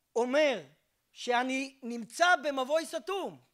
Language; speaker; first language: Hebrew; native; Hebrew